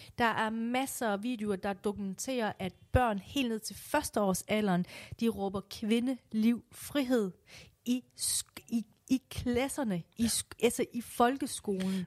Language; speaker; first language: Danish; early bilingual, other home language; Persian